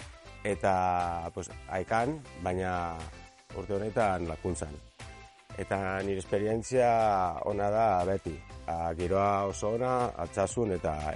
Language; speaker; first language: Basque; non-native, learner; Spanish